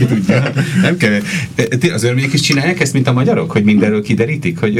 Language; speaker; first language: Hungarian; native; Hungarian